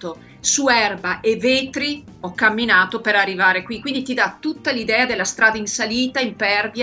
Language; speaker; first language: Italian; native; Italian